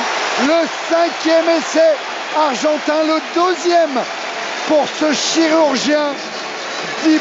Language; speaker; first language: French; native; French